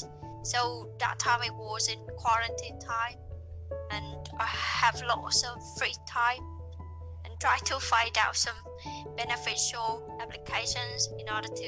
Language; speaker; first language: English; non-native, learner; Vietnamese